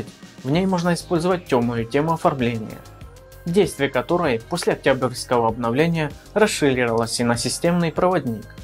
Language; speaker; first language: Russian; native; Russian